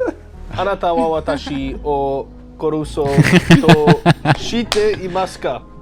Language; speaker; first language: Japanese; non-native, learner; English